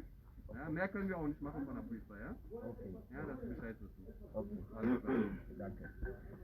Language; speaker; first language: German; native; German